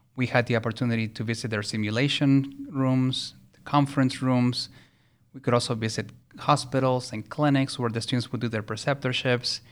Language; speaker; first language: English; early bilingual, other home language; Spanish